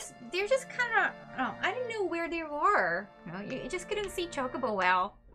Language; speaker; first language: English; non-native, fluent; Japanese